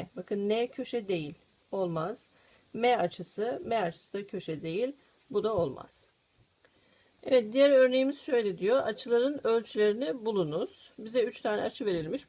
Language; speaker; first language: Turkish; native; Turkish